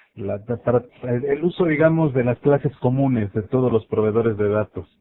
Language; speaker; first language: Spanish; native; Spanish